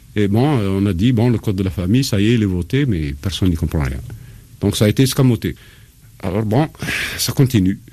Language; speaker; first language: French; non-native, local second language; Arabic